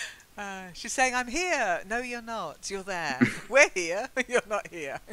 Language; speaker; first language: English; native; English